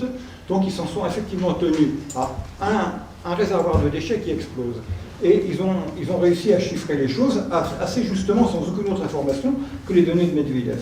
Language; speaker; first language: French; native; French